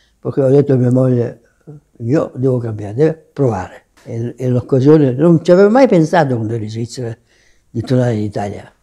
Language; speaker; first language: Italian; native; Italian